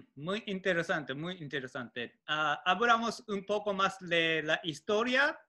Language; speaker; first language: Spanish; non-native, learner; Japanese